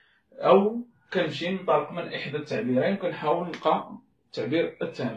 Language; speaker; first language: Arabic; native; Arabic